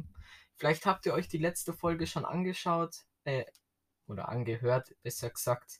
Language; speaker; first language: German; native; German